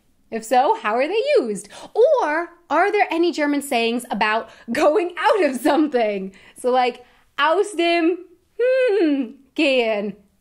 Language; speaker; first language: English; native; English